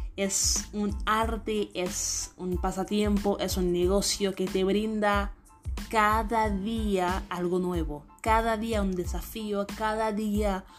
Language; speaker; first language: Spanish; non-native, fluent; Haitian Creole